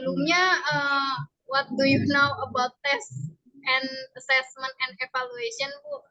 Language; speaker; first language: English; non-native, learner; Indonesian